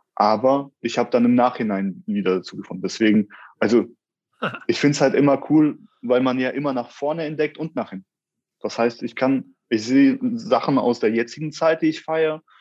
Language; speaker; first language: German; early bilingual, other home language; Russian